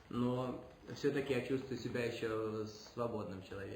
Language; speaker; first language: Russian; early bilingual, heritage; Russian